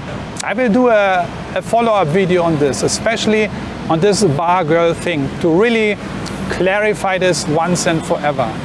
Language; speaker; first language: English; non-native, fluent; German